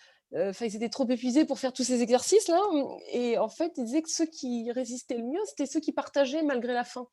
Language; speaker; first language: French; native; French